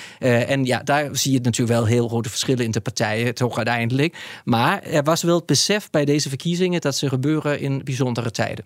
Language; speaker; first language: Dutch; non-native, fluent; Danish